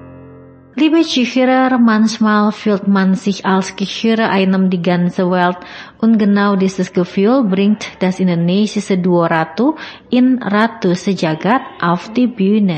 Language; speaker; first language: German; non-native, fluent; Indonesian